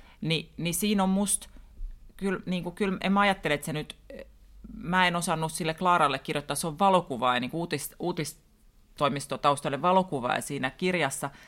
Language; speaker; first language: Finnish; native; Finnish